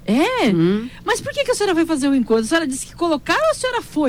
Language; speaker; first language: Portuguese; native; Portuguese